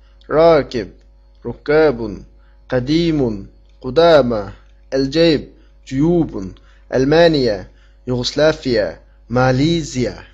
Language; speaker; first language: Arabic; non-native, fluent; Uyghur